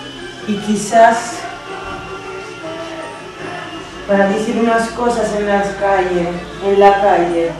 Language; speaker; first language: Spanish; non-native, fluent; Italian